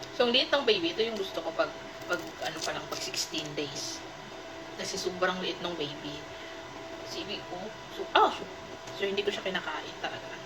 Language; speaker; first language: Filipino; non-native, local second language; Cebuano